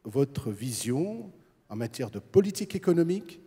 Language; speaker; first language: French; non-native, local second language; Arabic